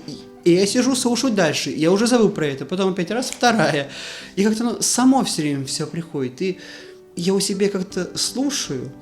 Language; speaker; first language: Russian; native; Russian